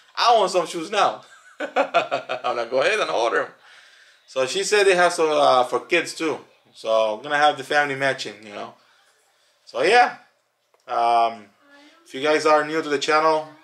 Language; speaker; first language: English; native; English